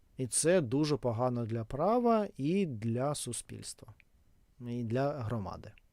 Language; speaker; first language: Ukrainian; non-native, local second language; Russian